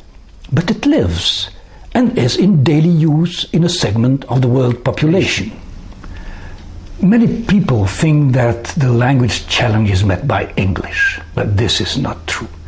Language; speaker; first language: English; non-native, fluent; French